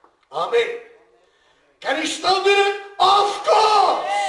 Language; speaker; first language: English; non-native, local second language; Afrikaans